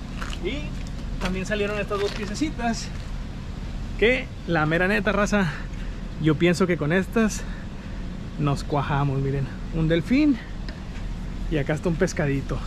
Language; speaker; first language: Spanish; native; Spanish